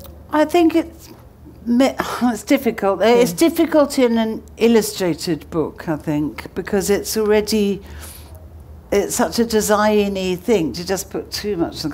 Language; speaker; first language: English; native; English